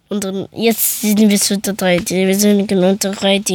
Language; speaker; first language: German; early bilingual, other home language; Persian